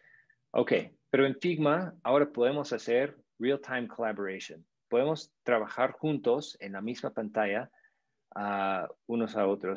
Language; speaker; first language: Spanish; non-native, fluent; English